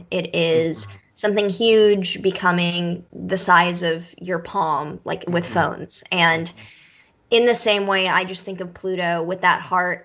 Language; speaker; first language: English; native; English